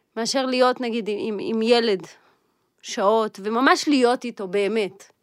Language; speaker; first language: Hebrew; early bilingual, other home language; Russian